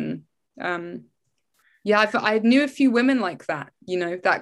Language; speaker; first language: English; native; English